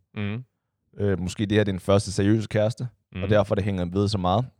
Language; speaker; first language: Danish; non-native, fluent; Chinese